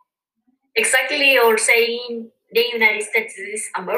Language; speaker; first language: English; non-native, learner; Spanish